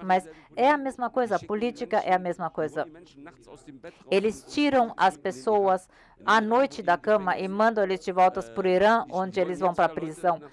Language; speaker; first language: Portuguese; non-native, learner; German